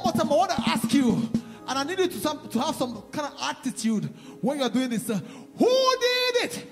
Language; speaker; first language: English; non-native, local second language; Igbo